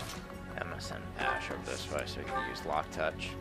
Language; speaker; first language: English; native; English